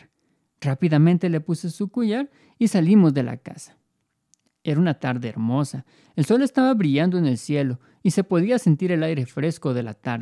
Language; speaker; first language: Spanish; native; Spanish